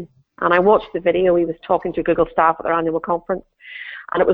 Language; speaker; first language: English; native; English